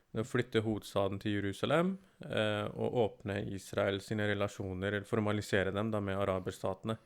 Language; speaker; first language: Norwegian; early bilingual, other home language; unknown